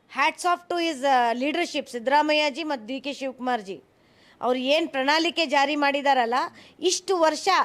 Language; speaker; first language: Kannada; non-native, local second language; Hindi